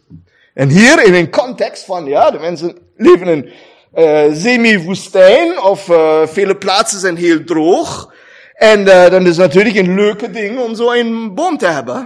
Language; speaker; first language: German; non-native, learner; Dutch